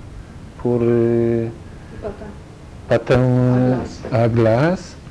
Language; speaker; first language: French; non-native, learner; Polish